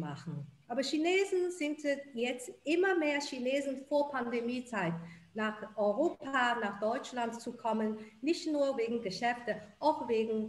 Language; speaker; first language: German; non-native, fluent; Chinese